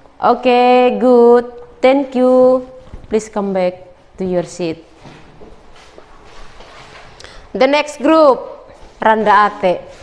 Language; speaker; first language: English; non-native, learner; Indonesian